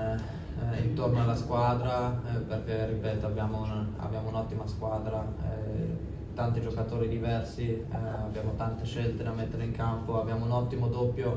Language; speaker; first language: Italian; non-native, local second language; German